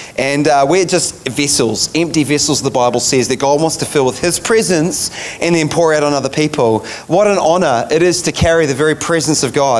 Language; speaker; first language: English; native; English